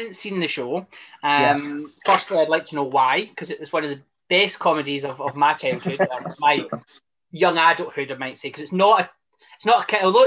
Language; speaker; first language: English; native; English